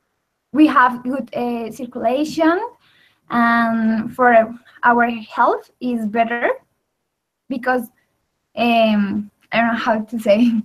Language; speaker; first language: English; non-native, learner; Spanish